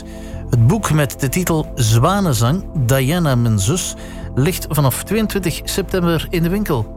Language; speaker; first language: Dutch; native; Dutch